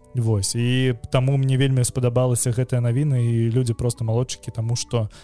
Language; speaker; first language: Belarusian; non-native, local second language; Russian